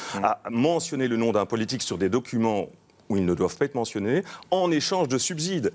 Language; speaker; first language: French; native; French